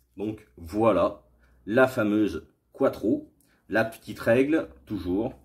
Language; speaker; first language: French; native; French